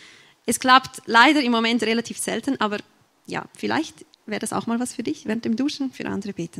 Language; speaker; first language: German; native; German